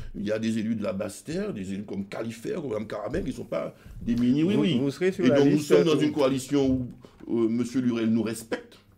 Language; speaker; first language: French; native; French